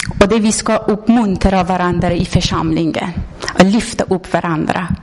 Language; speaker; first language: Swedish; non-native, learner; Persian